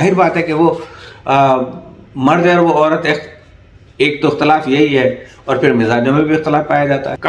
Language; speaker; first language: Urdu; native; Urdu